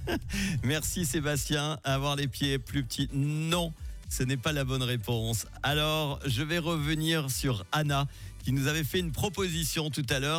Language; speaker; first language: French; native; French